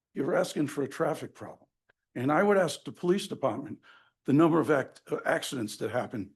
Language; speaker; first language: English; native; English